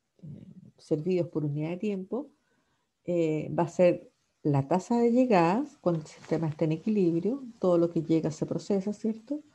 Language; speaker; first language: Spanish; native; Spanish